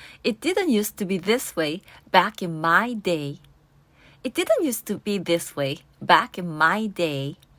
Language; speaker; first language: English; non-native, fluent; Korean